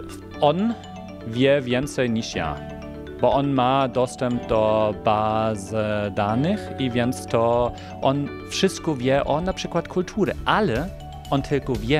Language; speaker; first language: Polish; non-native, fluent; German